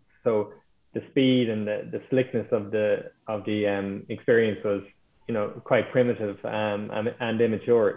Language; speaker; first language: English; native; English